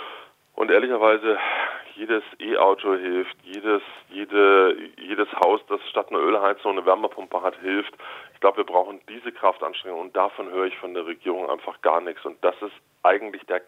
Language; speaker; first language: German; native; German